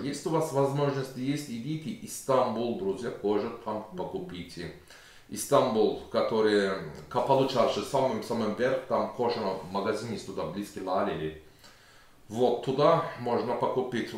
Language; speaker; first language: Russian; non-native, learner; Turkish